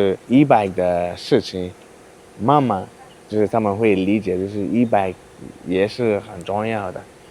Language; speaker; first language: Chinese; non-native, learner; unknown